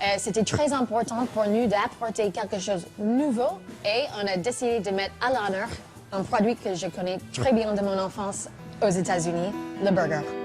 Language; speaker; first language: French; non-native, fluent; English